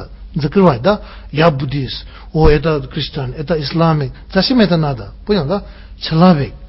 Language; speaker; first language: Russian; non-native, learner; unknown